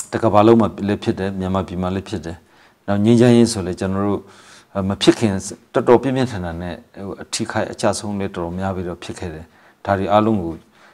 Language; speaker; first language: Burmese; non-native, local second language; Hakha Chin